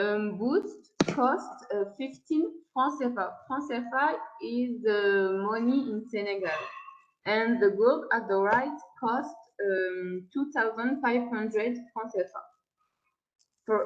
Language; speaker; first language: English; non-native, learner; French